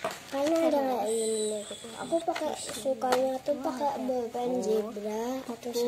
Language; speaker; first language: Indonesian; native; Indonesian